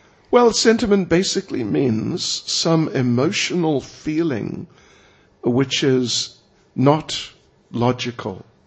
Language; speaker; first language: English; native; English